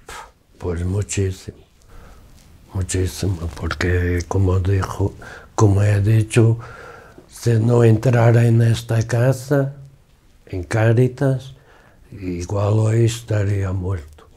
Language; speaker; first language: Spanish; non-native, fluent; Portuguese